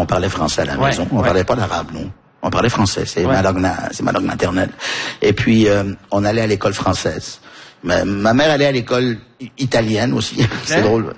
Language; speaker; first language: French; early bilingual, heritage; French